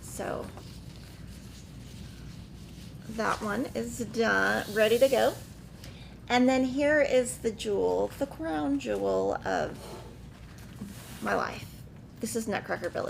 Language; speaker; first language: English; native; English